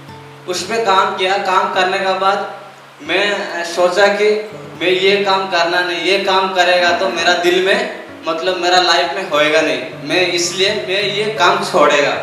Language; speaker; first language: Hindi; non-native, local second language; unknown